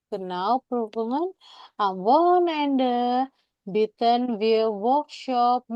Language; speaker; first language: German; non-native, fluent; Indonesian